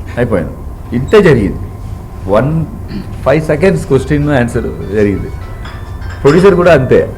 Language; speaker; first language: Telugu; non-native, learner; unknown